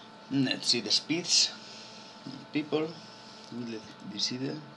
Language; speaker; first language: English; non-native, learner; Spanish